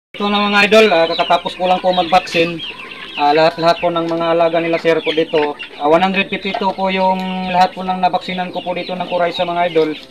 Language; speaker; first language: Filipino; non-native, local second language; Cebuano